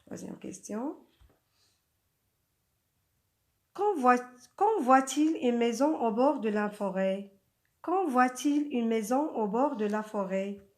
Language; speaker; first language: French; non-native, local second language; Arabic